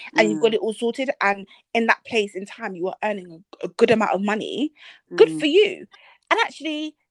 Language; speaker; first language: English; early bilingual, other home language; Yoruba